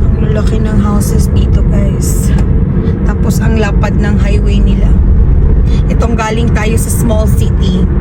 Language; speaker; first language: Filipino; native; Filipino